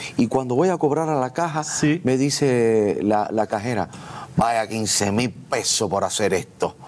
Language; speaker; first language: Spanish; native; Spanish